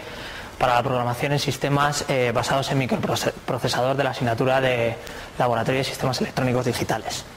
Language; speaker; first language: Spanish; native; Spanish